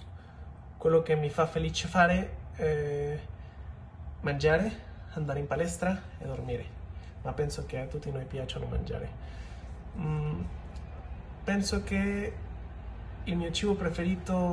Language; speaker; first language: Italian; non-native, learner; Spanish